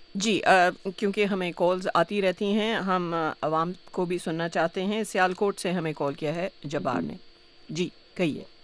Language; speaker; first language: Urdu; native; Urdu